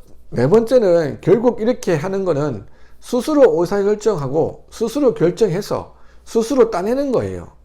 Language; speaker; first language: Korean; native; Korean